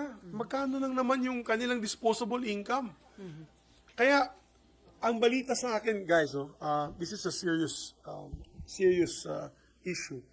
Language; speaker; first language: Filipino; non-native, local second language; Cebuano